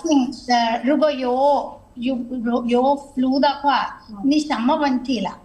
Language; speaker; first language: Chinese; non-native, learner; Telugu